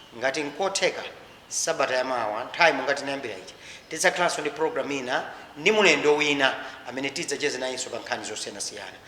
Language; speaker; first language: Nyanja; native; Nyanja